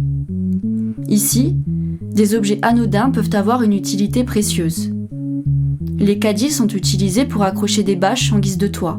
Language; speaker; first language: French; native; French